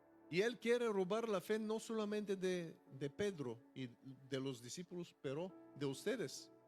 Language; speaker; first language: Spanish; non-native, fluent; Bulgarian